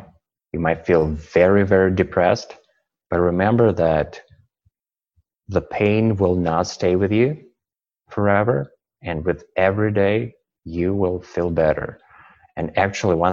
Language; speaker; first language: English; non-native, fluent; Russian